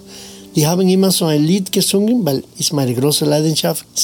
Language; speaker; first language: German; non-native, fluent; Spanish